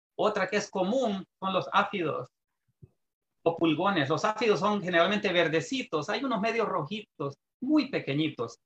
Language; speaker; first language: Spanish; native; Spanish